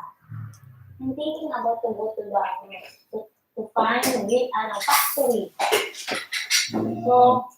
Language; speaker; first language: English; non-native, local second language; Filipino